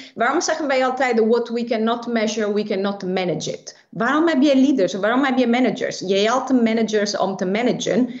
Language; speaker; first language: Dutch; non-native, fluent; Italian